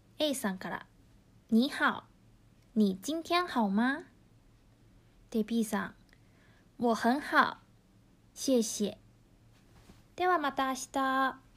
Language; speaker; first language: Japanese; non-native, fluent; Chinese